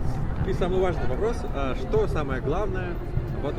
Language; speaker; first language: Russian; native; Russian